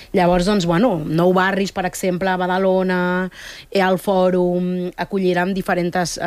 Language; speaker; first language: Catalan; early bilingual, other home language; Spanish